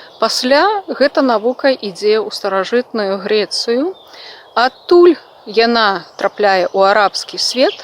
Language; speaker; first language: Belarusian; non-native, local second language; Russian